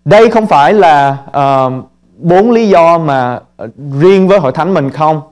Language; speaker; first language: Vietnamese; early bilingual, heritage; Vietnamese